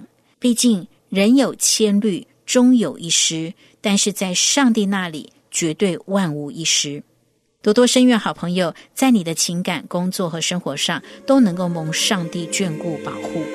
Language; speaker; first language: Chinese; native; Chinese